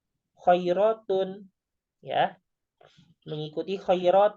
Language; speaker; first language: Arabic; non-native, fluent; Indonesian